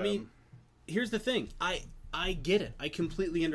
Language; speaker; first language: English; native; English